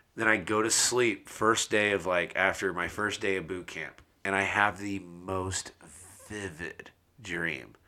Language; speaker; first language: English; native; English